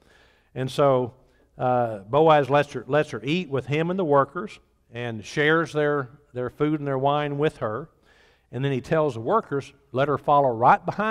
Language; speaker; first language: English; native; English